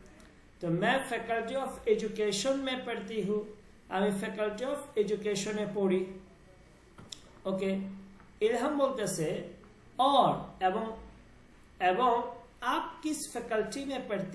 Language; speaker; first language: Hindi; non-native, learner; Bangla